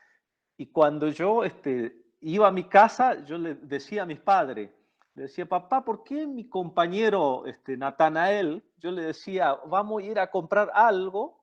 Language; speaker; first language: Spanish; non-native, local second language; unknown